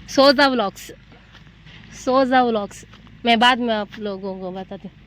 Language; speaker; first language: Hindi; non-native, local second language; Kannada